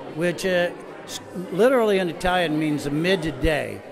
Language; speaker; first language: English; native; English